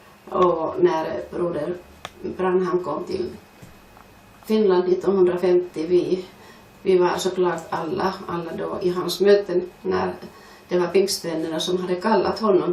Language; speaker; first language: Swedish; non-native, fluent; Finnish